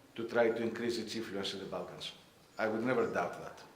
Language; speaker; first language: English; non-native, fluent; Greek